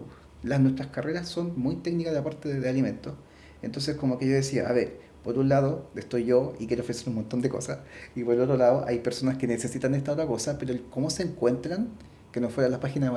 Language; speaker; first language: Spanish; native; Spanish